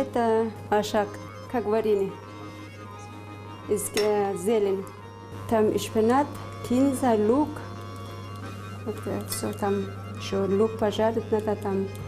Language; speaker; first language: Russian; non-native, learner; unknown